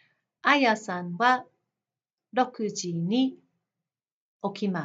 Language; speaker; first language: Japanese; non-native, fluent; English